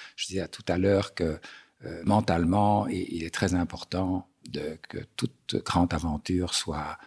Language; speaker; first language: French; native; French